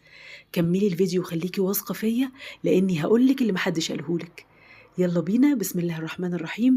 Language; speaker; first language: Arabic; native; Arabic